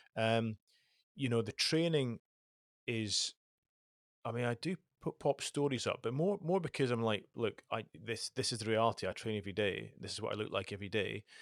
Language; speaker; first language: English; native; English